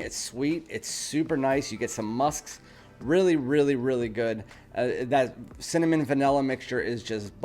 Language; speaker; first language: English; native; English